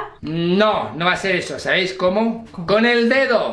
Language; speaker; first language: Spanish; native; Spanish